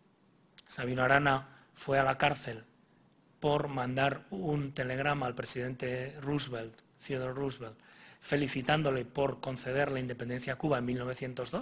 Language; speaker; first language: Spanish; native; Spanish